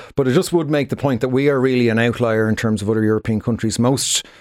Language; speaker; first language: English; native; English